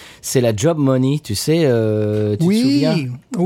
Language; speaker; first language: French; native; French